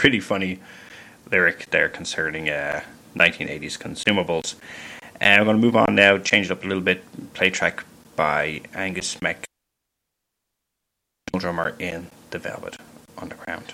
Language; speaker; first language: English; native; English